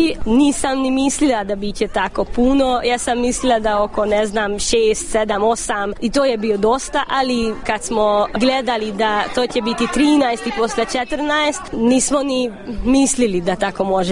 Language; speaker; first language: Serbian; non-native, local second language; Hungarian